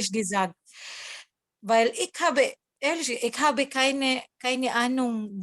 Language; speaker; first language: German; non-native, learner; Cebuano